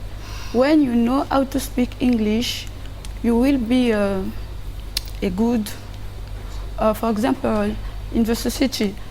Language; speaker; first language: English; non-native, learner; French